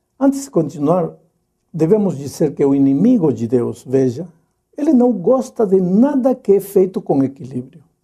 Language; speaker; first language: Portuguese; non-native, fluent; Spanish